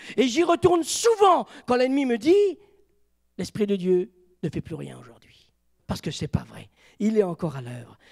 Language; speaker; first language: French; native; French